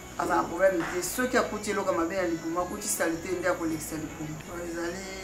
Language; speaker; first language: Lingala; non-native, local second language; Kongo